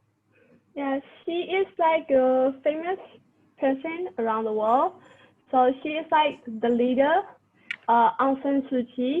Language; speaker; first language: English; non-native, fluent; Burmese